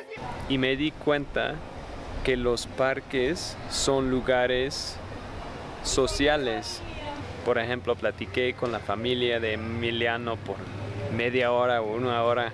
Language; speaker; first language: Spanish; non-native, fluent; English